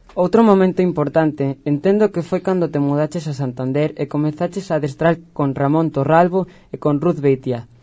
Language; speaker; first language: Galician; native; Galician